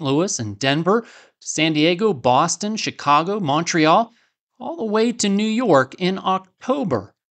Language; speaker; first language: English; native; English